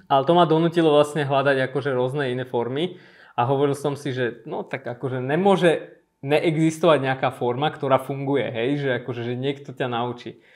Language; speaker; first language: Slovak; early bilingual, other home language; Armenian